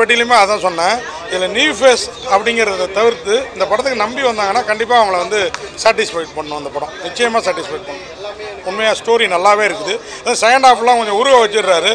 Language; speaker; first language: Tamil; native; Tamil